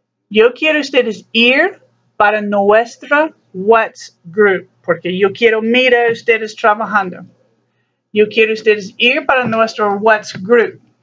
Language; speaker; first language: Spanish; non-native, learner; English